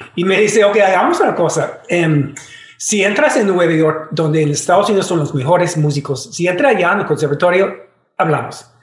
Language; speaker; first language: Spanish; non-native, fluent; English